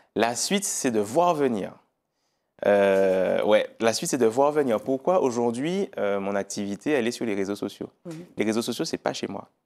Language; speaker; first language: French; native; French